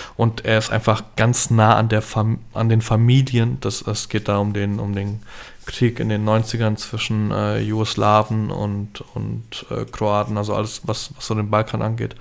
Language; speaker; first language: German; early bilingual, other home language; Polish